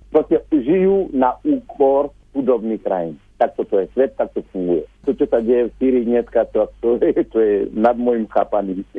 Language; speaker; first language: Slovak; non-native, fluent; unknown